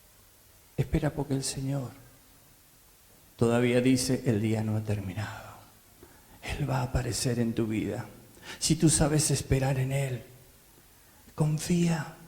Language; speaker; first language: Spanish; native; Spanish